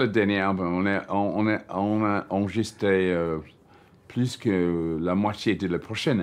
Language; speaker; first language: French; non-native, learner; English